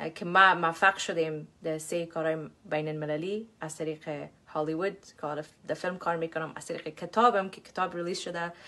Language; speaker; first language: Persian; early bilingual, heritage; Persian